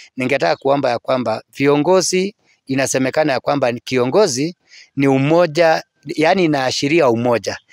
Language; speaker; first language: Swahili; non-native, local second language; Kalenjin